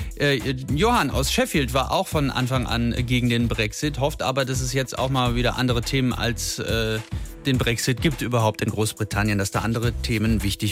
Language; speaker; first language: German; native; German